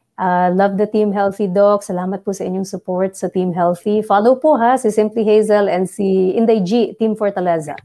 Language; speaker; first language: Filipino; non-native, local second language; Bikol